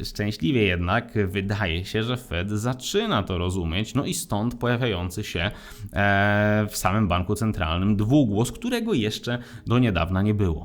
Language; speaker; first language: Polish; native; Polish